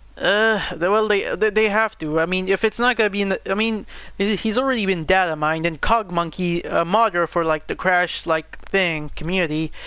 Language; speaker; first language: English; native; English